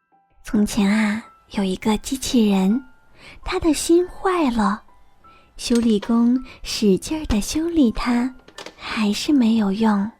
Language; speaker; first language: Chinese; native; Chinese